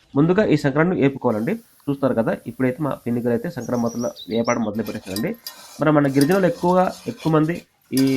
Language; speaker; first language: Telugu; non-native, local second language; Odia